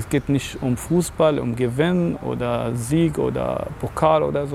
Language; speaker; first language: German; non-native, learner; Arabic